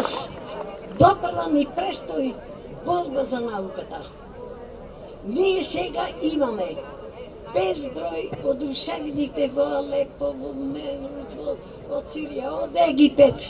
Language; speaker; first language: Macedonian; native; Macedonian